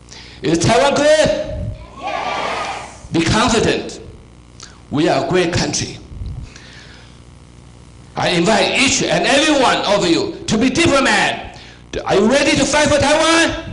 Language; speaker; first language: English; non-native, fluent; Chinese